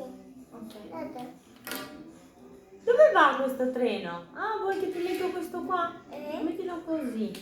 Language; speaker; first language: Italian; early bilingual, heritage; Albanian